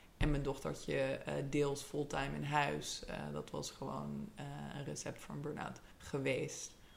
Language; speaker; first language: Dutch; early bilingual, other home language; English